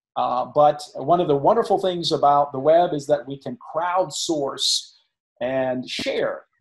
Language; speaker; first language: English; native; English